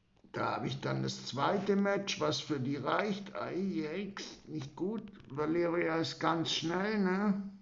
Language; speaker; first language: German; native; German